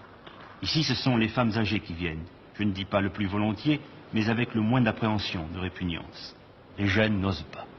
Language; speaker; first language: French; native; French